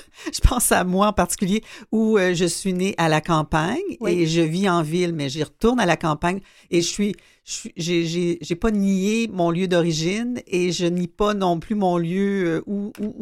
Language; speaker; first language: French; native; French